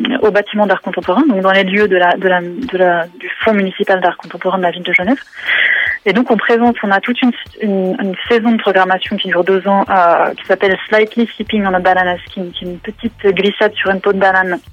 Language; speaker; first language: French; native; French